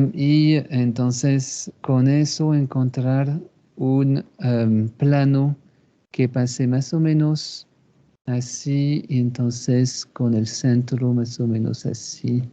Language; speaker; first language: Spanish; non-native, fluent; French